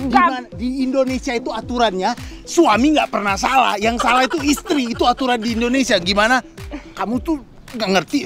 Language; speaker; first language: Indonesian; native; Indonesian